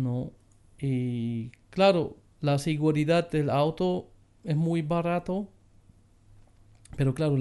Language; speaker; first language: Spanish; non-native, fluent; German